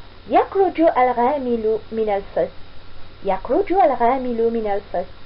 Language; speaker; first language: Arabic; non-native, fluent; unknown